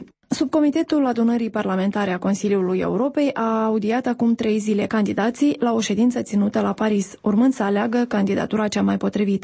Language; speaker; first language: Romanian; native; Romanian